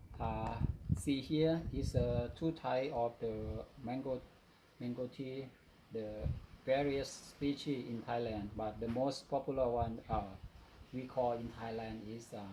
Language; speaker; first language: English; non-native, learner; Thai